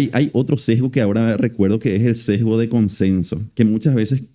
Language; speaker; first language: Spanish; native; Spanish